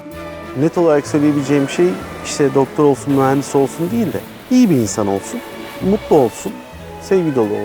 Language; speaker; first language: Turkish; native; Turkish